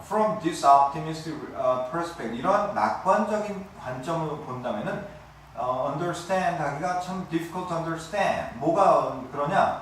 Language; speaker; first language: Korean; native; Korean